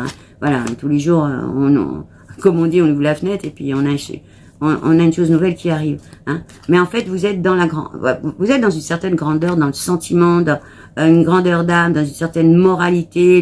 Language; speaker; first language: French; native; French